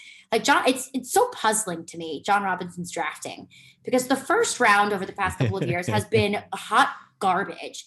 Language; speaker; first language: English; native; English